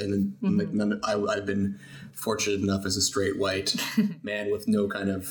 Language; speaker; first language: English; native; English